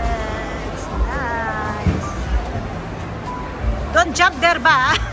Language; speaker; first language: English; non-native, local second language; Filipino